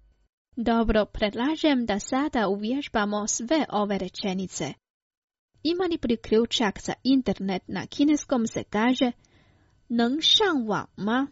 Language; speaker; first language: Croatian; non-native, fluent; Chinese